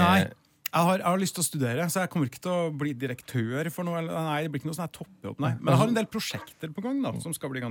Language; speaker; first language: Norwegian; native; Norwegian